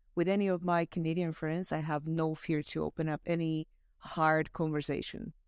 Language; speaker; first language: English; non-native, fluent; Slovak